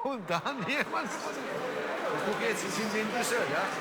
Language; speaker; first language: German; non-native, learner; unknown